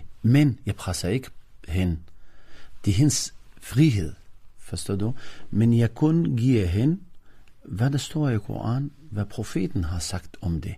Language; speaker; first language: Danish; non-native, fluent; Arabic